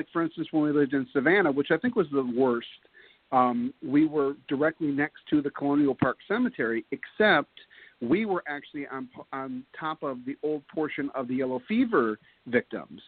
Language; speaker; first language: English; native; English